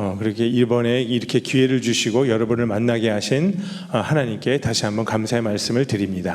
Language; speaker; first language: Korean; native; Korean